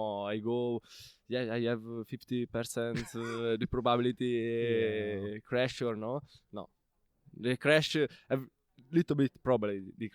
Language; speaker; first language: English; non-native, learner; Italian